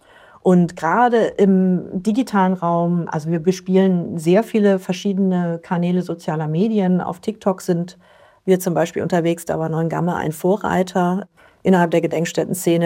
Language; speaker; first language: German; native; German